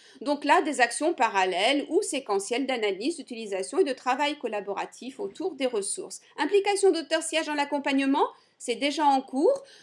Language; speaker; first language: French; native; French